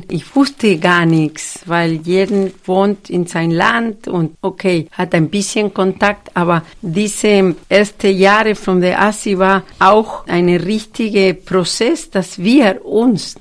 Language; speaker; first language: German; non-native, fluent; Spanish